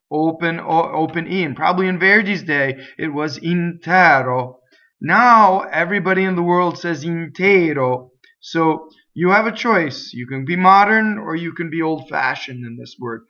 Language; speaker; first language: English; native; English